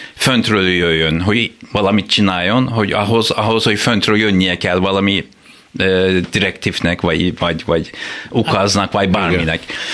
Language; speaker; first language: Hungarian; non-native, fluent; Turkish